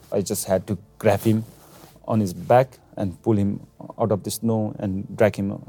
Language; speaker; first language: English; non-native, local second language; Sherpa